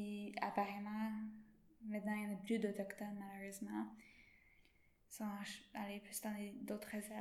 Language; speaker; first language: French; non-native, local second language; English